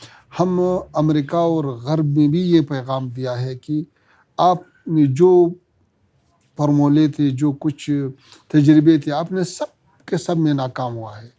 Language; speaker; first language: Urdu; non-native, fluent; Pashto